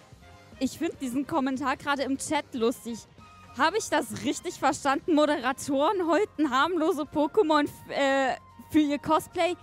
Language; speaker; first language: German; native; German